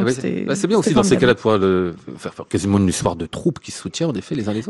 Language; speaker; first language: French; native; French